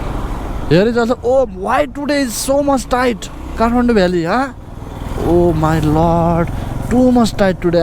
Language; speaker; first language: English; non-native, learner; Nepali